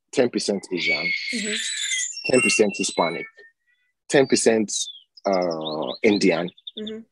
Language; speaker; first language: English; non-native, local second language; Yoruba